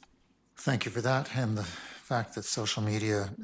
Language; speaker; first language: English; native; English